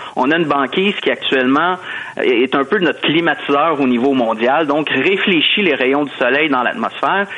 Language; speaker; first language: French; native; French